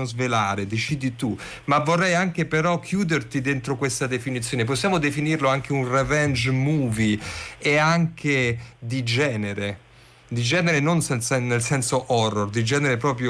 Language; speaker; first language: Italian; native; Italian